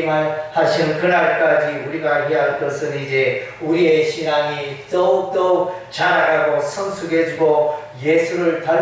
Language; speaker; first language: Korean; native; Korean